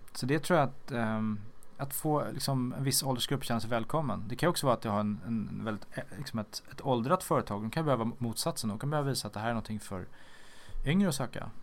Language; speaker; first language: Swedish; native; Swedish